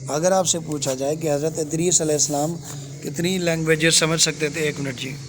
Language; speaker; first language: Urdu; non-native, local second language; Sindhi